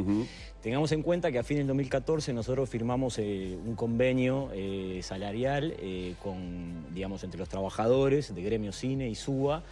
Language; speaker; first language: Spanish; native; Spanish